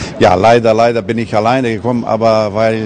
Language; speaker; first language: German; non-native, learner; Portuguese